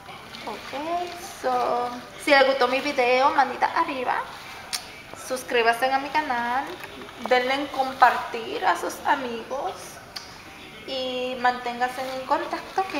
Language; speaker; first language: Spanish; native; Spanish